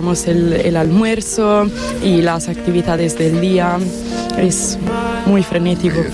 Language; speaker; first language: Spanish; non-native, fluent; Italian